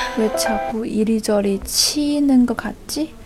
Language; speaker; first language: Korean; non-native, fluent; Chinese